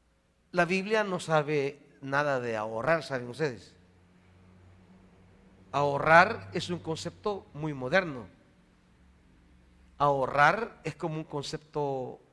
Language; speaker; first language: Spanish; native; Spanish